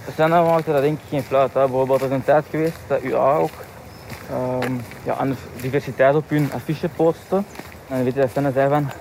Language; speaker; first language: Dutch; native; Dutch